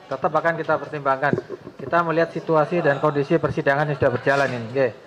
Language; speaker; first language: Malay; non-native, local second language; Javanese